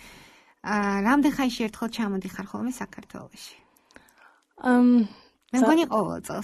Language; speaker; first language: Georgian; native; Georgian